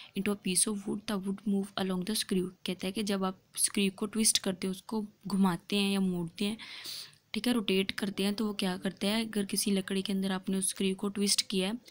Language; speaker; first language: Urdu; non-native, local second language; Punjabi